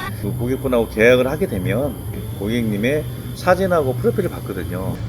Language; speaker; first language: Korean; native; Korean